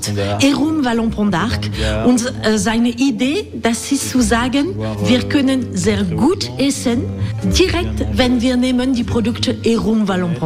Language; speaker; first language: German; non-native, learner; French